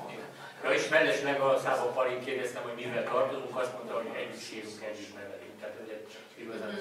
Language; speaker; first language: Hungarian; native; Hungarian